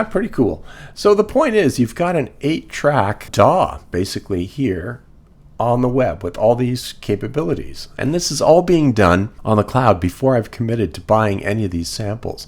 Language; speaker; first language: English; native; English